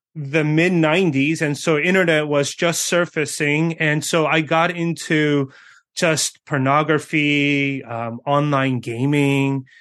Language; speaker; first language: English; early bilingual, other home language; Korean